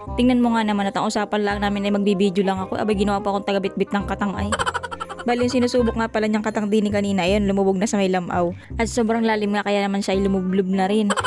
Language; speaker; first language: Filipino; native; Filipino